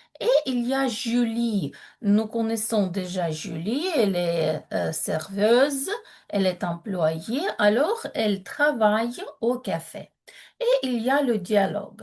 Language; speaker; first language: French; non-native, fluent; Ukrainian